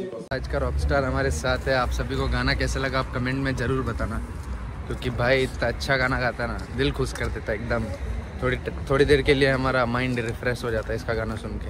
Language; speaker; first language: Hindi; native; Hindi